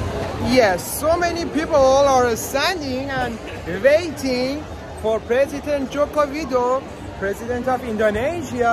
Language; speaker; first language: English; non-native, learner; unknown